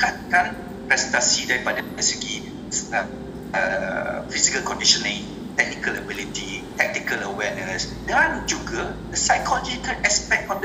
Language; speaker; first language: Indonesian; non-native, local second language; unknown